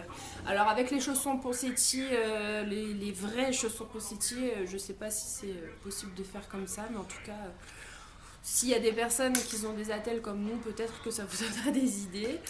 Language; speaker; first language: French; native; French